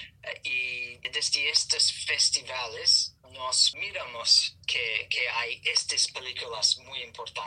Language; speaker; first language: Spanish; non-native, learner; English